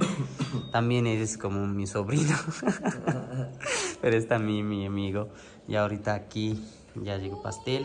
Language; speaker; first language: Spanish; non-native, learner; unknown